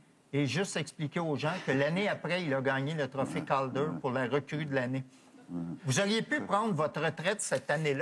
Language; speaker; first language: French; native; French